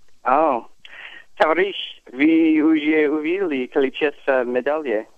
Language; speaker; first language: Russian; non-native, learner; English